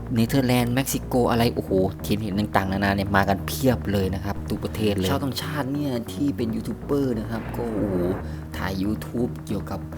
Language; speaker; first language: Thai; native; Thai